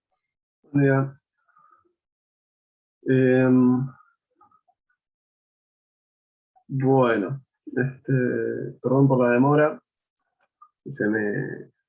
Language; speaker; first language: Spanish; native; Spanish